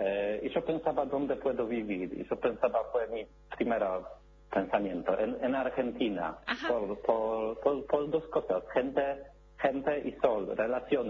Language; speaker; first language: Spanish; non-native, learner; Polish